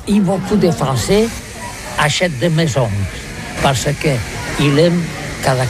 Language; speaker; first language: French; non-native, learner; Catalan